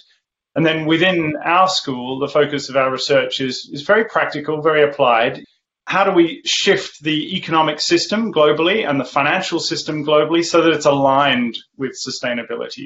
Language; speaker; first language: English; native; English